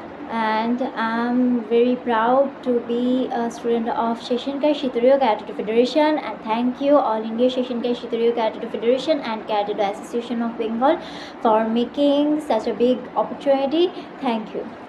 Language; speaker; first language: English; non-native, local second language; Bangla